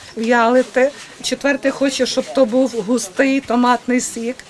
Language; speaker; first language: Ukrainian; native; Ukrainian